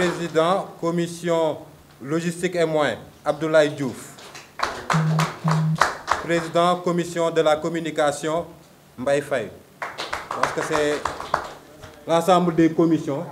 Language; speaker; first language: French; non-native, local second language; Wolof